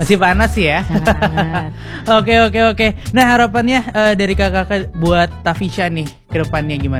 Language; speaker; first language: Indonesian; native; Indonesian